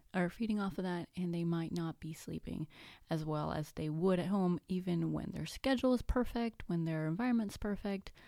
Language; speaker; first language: English; non-native, fluent; Spanish